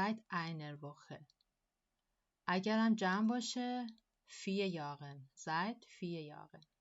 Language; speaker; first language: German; non-native, fluent; Persian